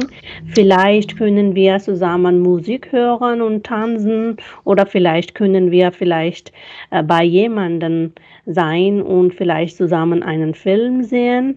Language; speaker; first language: German; non-native, fluent; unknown